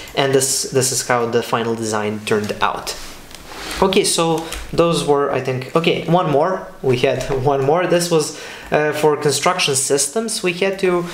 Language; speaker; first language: English; non-native, fluent; Serbian